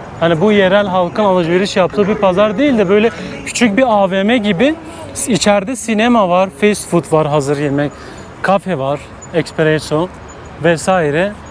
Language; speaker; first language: Turkish; native; Turkish